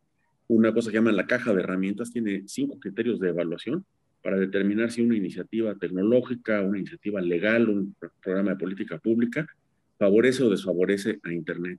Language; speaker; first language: Spanish; native; Spanish